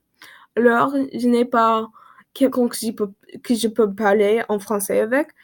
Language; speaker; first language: French; non-native, learner; English